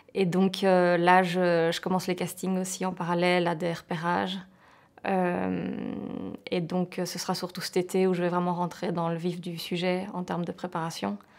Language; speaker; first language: French; native; French